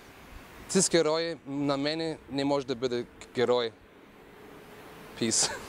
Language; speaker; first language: Bulgarian; non-native, learner; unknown